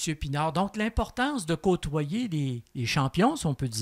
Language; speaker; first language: French; native; French